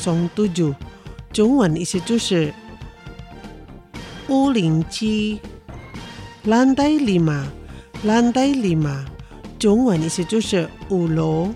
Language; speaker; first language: Chinese; non-native, fluent; Indonesian